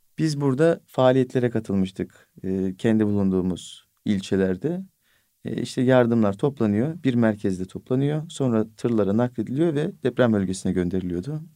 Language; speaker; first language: Turkish; native; Turkish